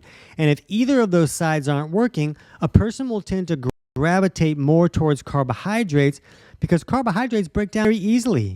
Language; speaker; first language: English; native; English